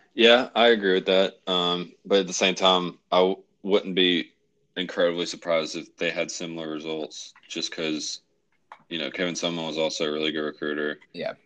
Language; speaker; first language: English; native; English